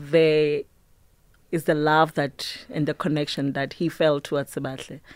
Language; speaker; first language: English; non-native, local second language; Tswana